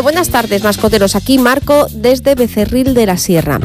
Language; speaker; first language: Spanish; native; Spanish